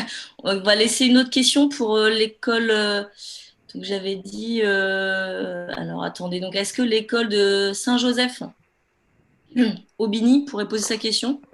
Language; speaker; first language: French; native; French